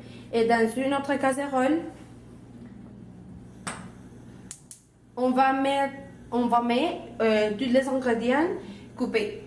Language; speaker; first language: French; non-native, learner; Spanish